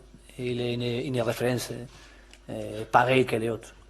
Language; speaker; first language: French; non-native, learner; Spanish